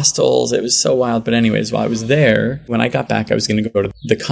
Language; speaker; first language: English; native; English